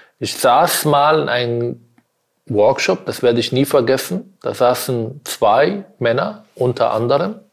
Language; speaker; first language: German; non-native, fluent; Arabic